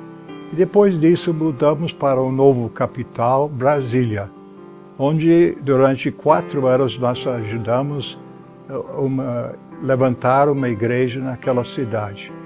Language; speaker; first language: Portuguese; non-native, fluent; English